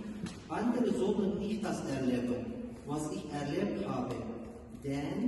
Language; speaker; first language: German; non-native, learner; Turkish